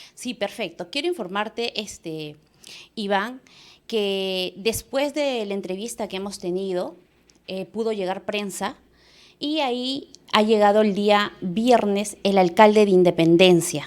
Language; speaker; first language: Spanish; native; Spanish